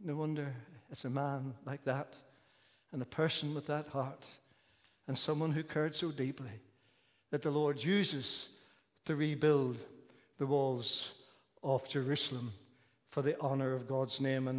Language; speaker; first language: English; native; English